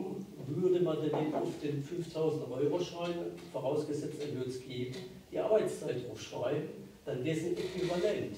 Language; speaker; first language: German; native; German